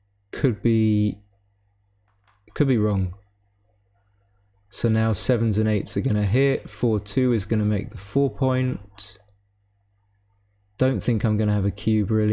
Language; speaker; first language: English; native; English